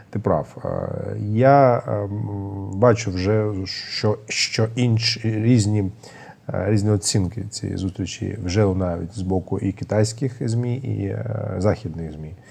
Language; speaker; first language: Ukrainian; non-native, local second language; Russian